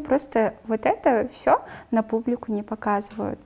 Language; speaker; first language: Russian; non-native, local second language; Kyrgyz